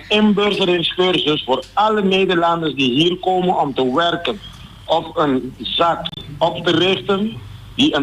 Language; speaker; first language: Dutch; non-native, local second language; Papiamento